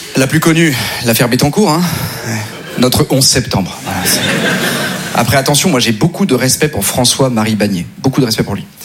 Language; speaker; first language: French; native; French